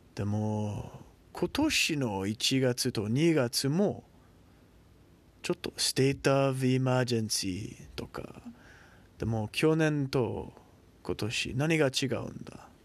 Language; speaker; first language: Japanese; non-native, learner; English